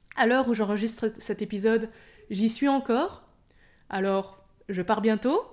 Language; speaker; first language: French; native; French